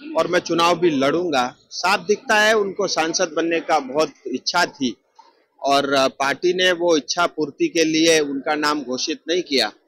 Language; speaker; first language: Hindi; non-native, local second language; Nepali